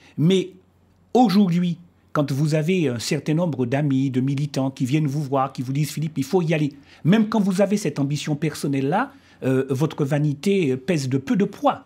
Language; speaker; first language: French; native; French